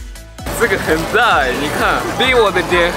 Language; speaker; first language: Chinese; non-native, fluent; Japanese